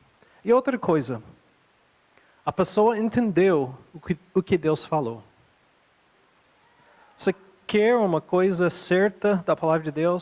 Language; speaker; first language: Portuguese; non-native, fluent; English